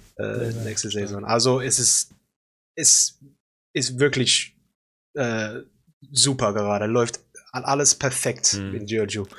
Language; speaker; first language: German; non-native, fluent; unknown